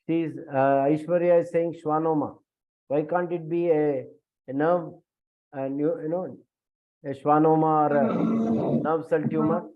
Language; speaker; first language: English; non-native, local second language; Kannada